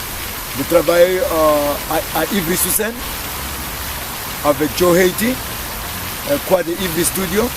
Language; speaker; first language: French; non-native, learner; English